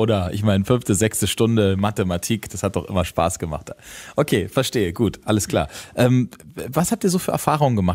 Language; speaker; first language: German; native; German